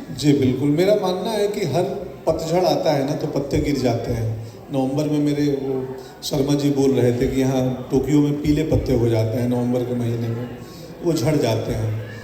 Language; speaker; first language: Hindi; native; Hindi